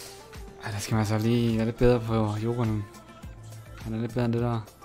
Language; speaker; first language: Danish; native; Danish